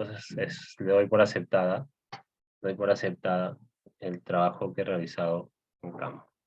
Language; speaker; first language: Spanish; native; Spanish